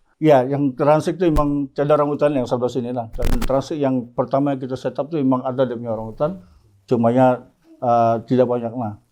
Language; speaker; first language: Malay; native; Malay